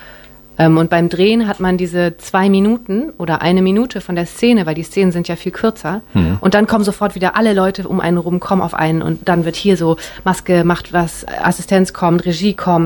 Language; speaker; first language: German; native; German